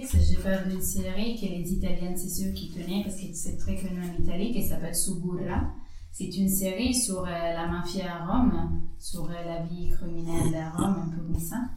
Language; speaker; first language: French; non-native, fluent; Spanish